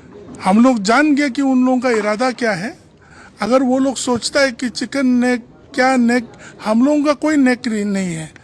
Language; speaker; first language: Hindi; non-native, local second language; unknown